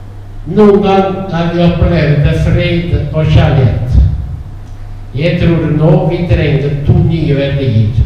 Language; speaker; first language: Norwegian; non-native, fluent; Italian